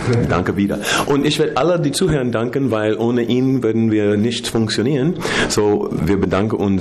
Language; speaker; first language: German; non-native, learner; English